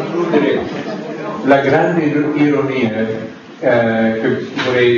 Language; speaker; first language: Italian; non-native, fluent; English